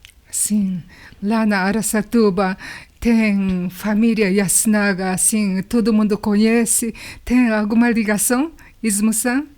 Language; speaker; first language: Portuguese; non-native, learner; Japanese